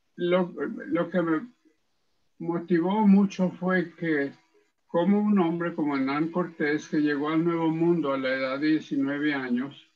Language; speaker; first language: Spanish; early bilingual, heritage; Spanish